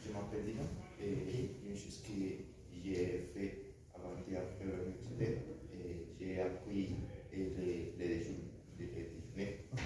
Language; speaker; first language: French; non-native, learner; Spanish